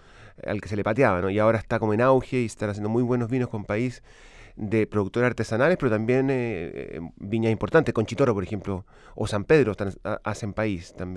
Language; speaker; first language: Spanish; native; Spanish